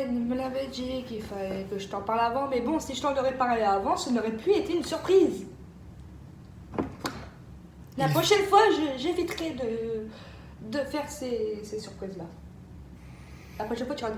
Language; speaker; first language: French; native; French